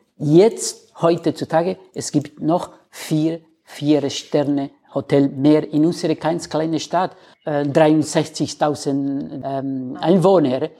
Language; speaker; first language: German; non-native, fluent; Spanish